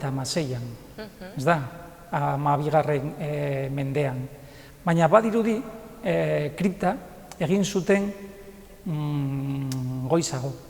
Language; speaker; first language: Basque; non-native, local second language; Spanish